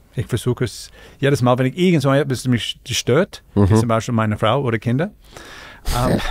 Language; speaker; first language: German; non-native, fluent; English